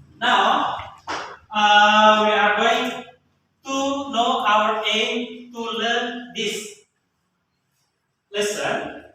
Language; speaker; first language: English; non-native, learner; Indonesian